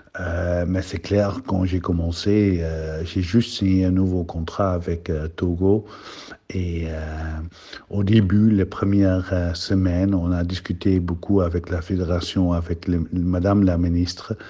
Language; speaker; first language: French; non-native, fluent; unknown